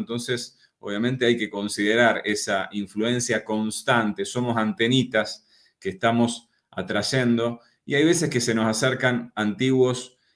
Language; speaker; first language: Spanish; native; Spanish